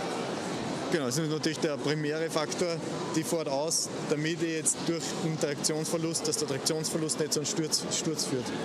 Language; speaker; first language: German; native; German